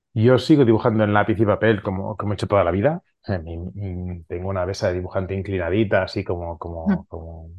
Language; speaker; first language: Spanish; non-native, local second language; Catalan